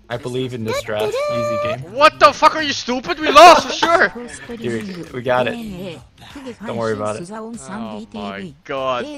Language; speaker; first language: English; early bilingual, heritage; Dutch